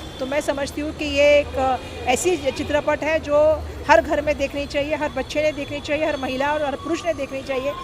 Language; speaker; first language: Hindi; non-native, local second language; Marathi